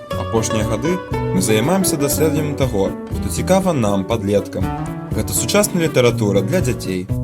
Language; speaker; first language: Belarusian; native; Belarusian